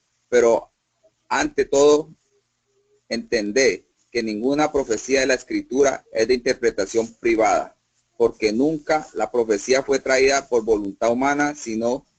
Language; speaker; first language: Spanish; native; Spanish